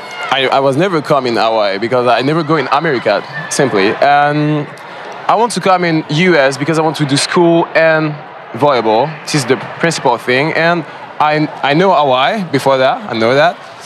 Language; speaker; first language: English; non-native, learner; French